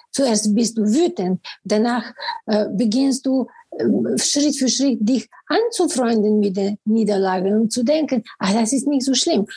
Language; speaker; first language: German; non-native, fluent; Bulgarian